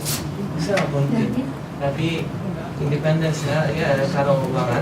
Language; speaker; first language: Indonesian; non-native, fluent; Japanese